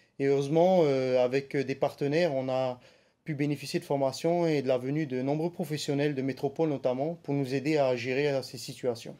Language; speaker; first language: French; native; French